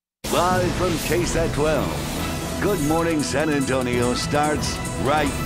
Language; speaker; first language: English; native; English